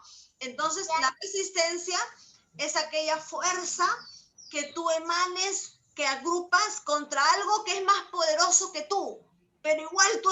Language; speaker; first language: Spanish; native; Spanish